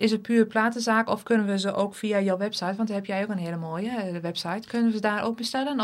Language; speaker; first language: Dutch; native; Dutch